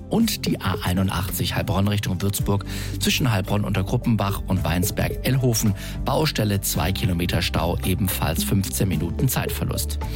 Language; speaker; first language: German; native; German